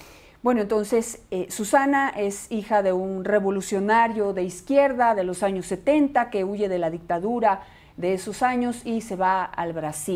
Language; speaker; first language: Spanish; native; Spanish